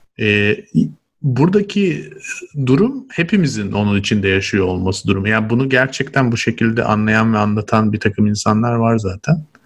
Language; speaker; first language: Turkish; native; Turkish